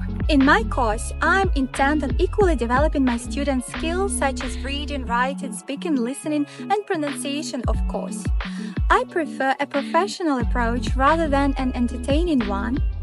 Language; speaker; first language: English; non-native, fluent; Ukrainian